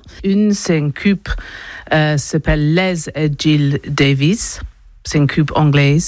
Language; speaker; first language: French; non-native, learner; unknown